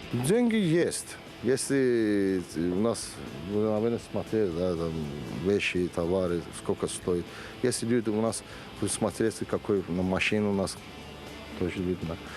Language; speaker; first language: Russian; non-native, fluent; Azerbaijani